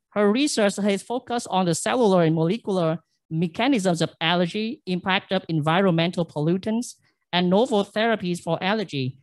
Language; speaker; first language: English; non-native, fluent; Vietnamese